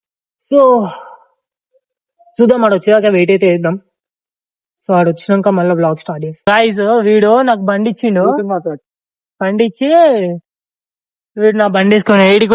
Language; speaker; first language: Telugu; native; Telugu